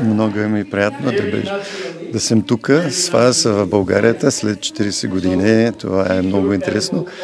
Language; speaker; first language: Bulgarian; non-native, learner; Polish